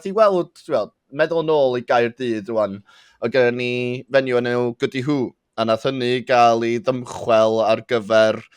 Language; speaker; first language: Welsh; native; Welsh